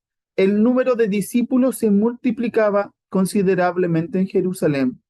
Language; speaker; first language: Spanish; native; Spanish